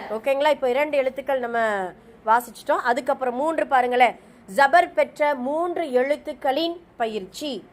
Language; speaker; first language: Tamil; native; Tamil